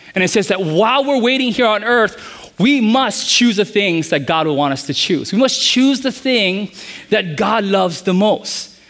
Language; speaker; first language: English; native; English